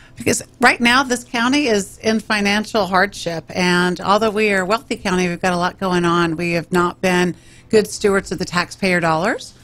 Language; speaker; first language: English; native; English